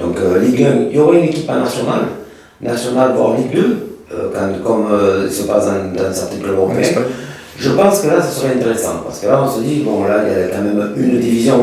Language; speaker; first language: French; native; French